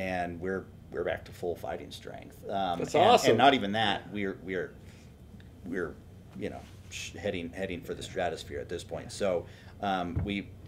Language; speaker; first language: English; native; English